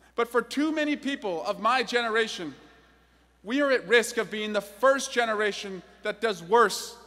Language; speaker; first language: English; native; English